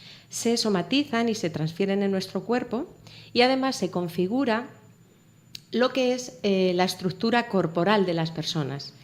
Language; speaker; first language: Spanish; native; Spanish